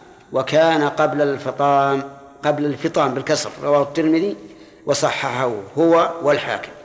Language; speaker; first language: Arabic; native; Arabic